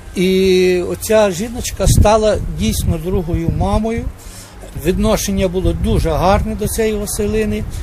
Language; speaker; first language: Ukrainian; native; Ukrainian